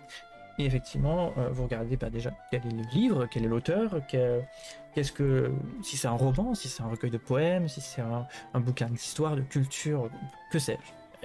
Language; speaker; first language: French; native; French